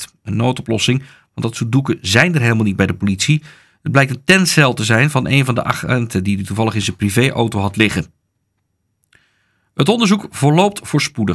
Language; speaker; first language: Dutch; native; Dutch